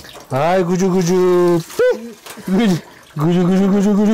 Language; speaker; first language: Korean; non-native, fluent; Japanese